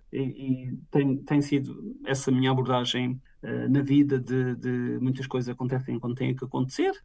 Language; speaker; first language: Portuguese; native; Portuguese